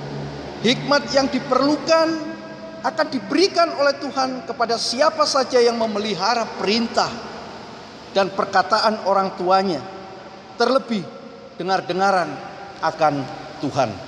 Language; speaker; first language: Indonesian; native; Indonesian